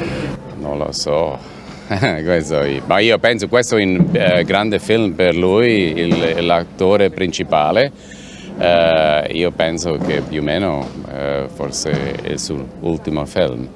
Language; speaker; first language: Italian; non-native, learner; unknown